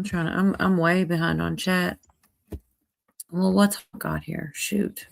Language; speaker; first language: English; native; English